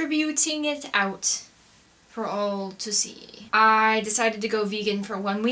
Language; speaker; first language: English; native; English